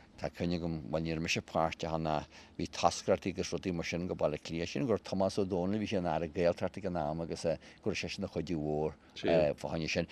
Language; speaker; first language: Irish; native; Irish